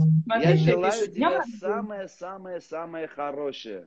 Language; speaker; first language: Russian; non-native, learner; Armenian